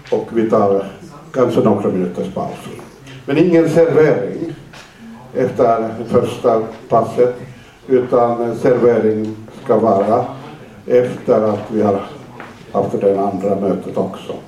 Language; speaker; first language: Swedish; non-native, fluent; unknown